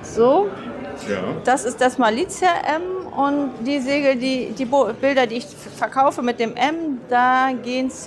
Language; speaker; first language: German; native; German